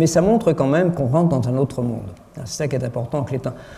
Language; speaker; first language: French; native; French